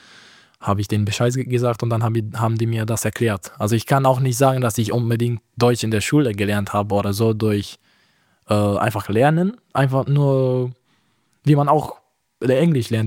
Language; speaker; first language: German; non-native, fluent; Romanian